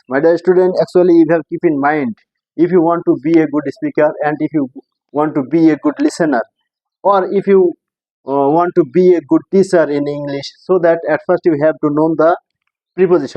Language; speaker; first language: English; non-native, local second language; Bangla